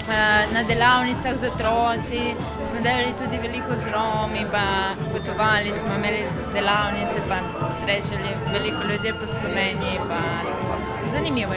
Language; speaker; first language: Slovenian; non-native, learner; Belarusian